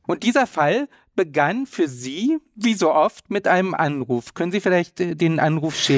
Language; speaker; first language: German; native; German